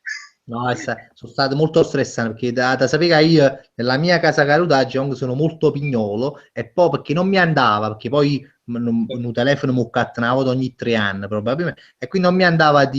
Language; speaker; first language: Italian; native; Italian